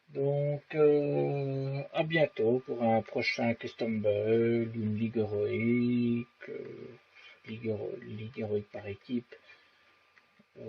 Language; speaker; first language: French; native; French